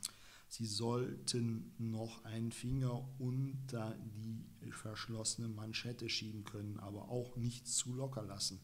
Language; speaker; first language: German; native; German